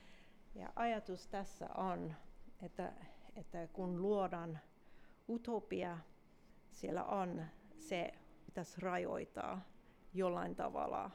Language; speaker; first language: Finnish; non-native, fluent; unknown